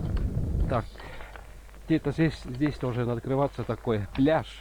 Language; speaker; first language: Russian; non-native, local second language; Estonian